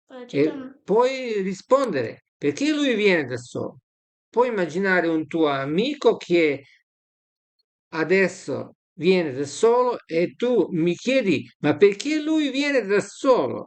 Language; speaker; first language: Italian; non-native, fluent; Serbian